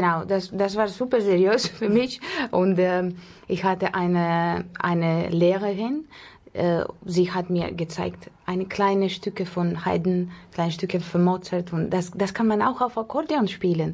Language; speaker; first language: German; non-native, learner; Russian